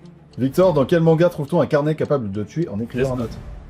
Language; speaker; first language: French; native; French